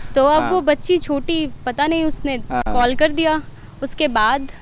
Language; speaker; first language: Hindi; native; Hindi